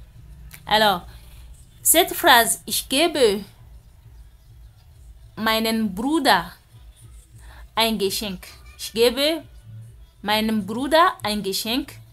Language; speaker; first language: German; non-native, fluent; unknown